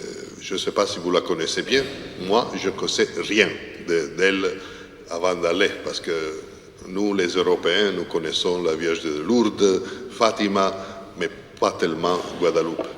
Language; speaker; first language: French; non-native, fluent; Italian